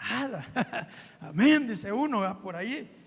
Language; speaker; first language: Spanish; native; Spanish